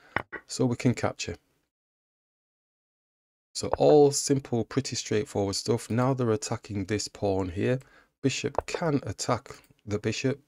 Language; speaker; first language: English; native; English